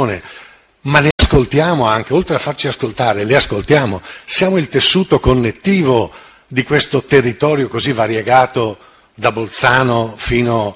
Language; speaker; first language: Italian; native; Italian